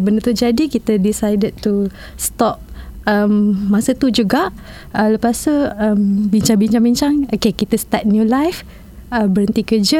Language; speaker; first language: English; non-native, local second language; Malay